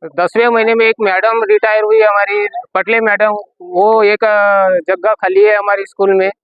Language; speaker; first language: Hindi; non-native, local second language; Marathi